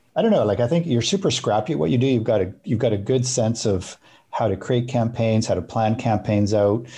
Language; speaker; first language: English; native; English